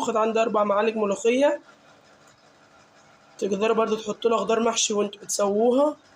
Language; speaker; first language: Arabic; native; Arabic